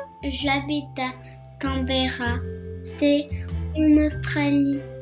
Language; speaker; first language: French; early bilingual, heritage; French